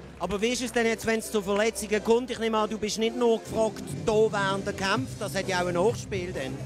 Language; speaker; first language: German; native; German